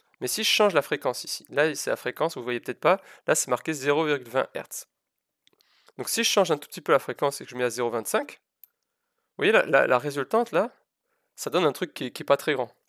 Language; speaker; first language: French; native; French